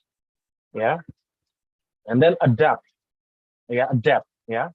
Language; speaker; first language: English; non-native, fluent; Indonesian